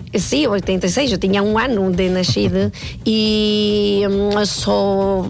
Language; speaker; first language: Portuguese; non-native, fluent; Spanish